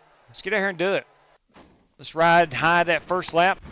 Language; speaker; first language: English; native; English